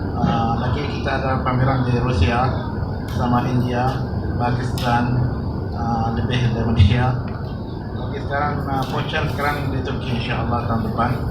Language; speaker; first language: Indonesian; non-native, learner; Arabic